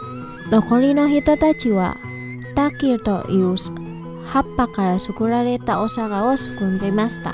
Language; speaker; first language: Japanese; non-native, fluent; Indonesian